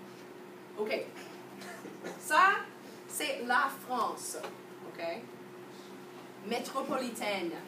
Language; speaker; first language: French; non-native, fluent; English